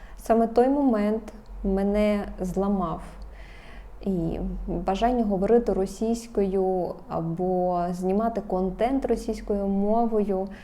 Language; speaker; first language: Ukrainian; non-native, local second language; Russian